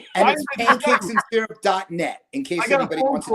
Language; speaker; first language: English; native; English